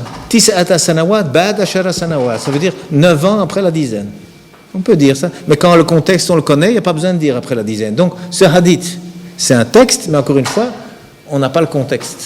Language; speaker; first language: French; native; French